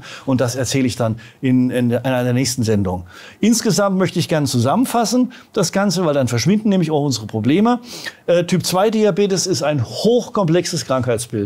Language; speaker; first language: German; native; German